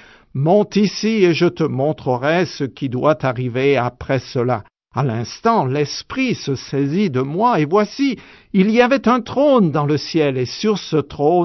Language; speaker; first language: French; native; French